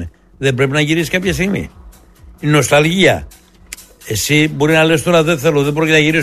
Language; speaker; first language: Greek; native; Greek